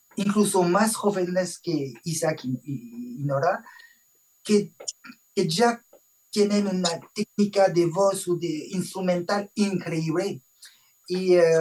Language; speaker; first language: Spanish; non-native, fluent; French